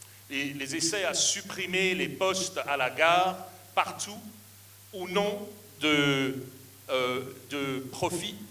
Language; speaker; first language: French; non-native, fluent; English